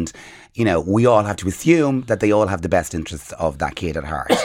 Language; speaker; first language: English; native; English